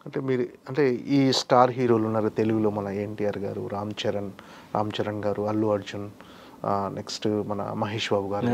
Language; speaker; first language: Telugu; native; Telugu